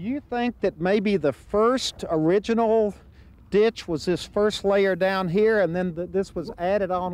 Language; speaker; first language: English; native; English